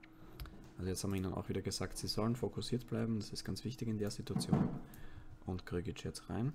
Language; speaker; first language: German; native; German